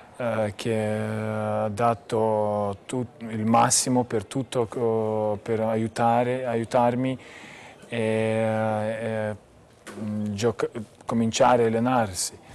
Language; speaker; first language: Italian; non-native, learner; Lithuanian